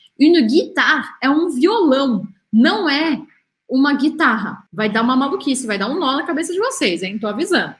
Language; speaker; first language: Portuguese; native; Portuguese